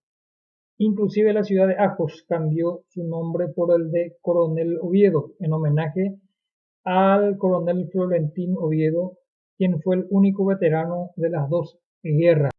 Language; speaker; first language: Spanish; native; Spanish